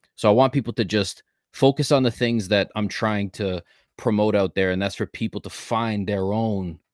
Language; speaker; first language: English; native; English